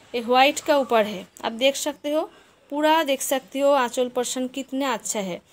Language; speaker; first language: Hindi; non-native, local second language; Bangla